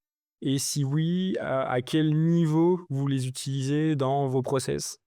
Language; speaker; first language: French; native; French